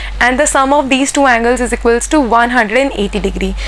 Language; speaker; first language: English; non-native, local second language; Hindi